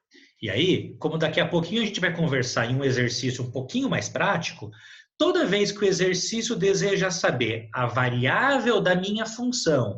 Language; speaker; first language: Portuguese; native; Portuguese